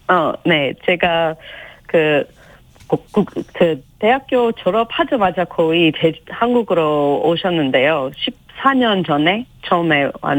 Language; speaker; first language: Korean; non-native, learner; English